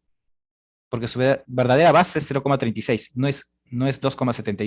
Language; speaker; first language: Spanish; native; Spanish